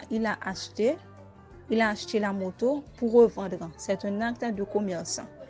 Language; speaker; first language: French; non-native, local second language; Haitian Creole